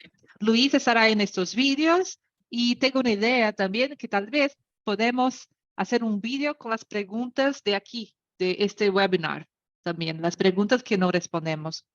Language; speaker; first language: Spanish; non-native, learner; Portuguese